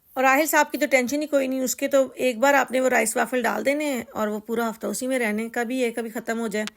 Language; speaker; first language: Urdu; native; Urdu